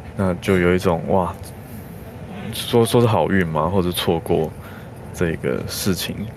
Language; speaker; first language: Chinese; native; Chinese